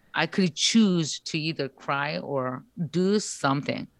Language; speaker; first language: English; non-native, learner; Korean